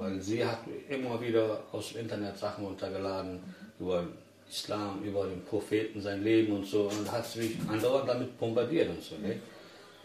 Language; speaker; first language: German; early bilingual, other home language; Turkish